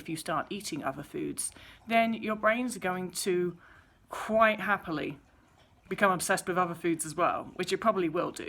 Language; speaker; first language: English; native; English